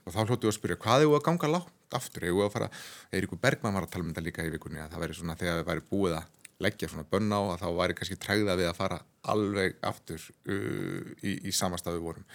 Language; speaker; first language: Icelandic; native; Icelandic